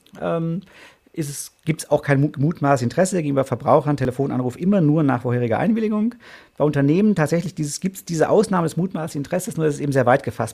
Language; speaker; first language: German; native; German